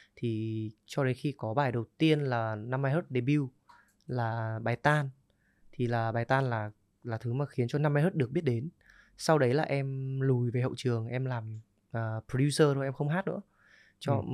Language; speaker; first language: Vietnamese; native; Vietnamese